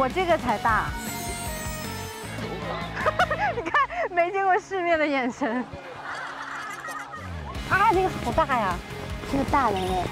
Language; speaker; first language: Chinese; non-native, local second language; Cantonese